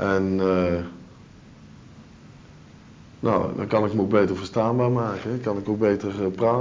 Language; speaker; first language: Dutch; native; Dutch